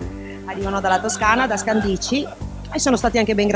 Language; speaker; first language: Italian; native; Italian